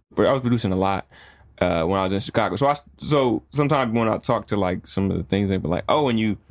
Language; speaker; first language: English; native; English